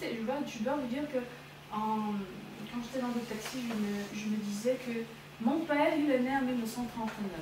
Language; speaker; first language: French; non-native, fluent; Bulgarian